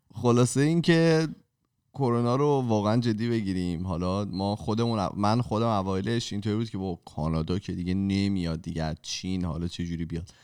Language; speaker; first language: Persian; native; Persian